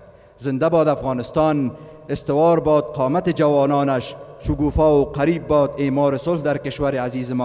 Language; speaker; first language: Persian; native; Persian